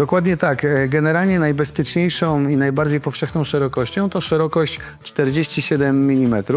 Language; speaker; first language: Polish; native; Polish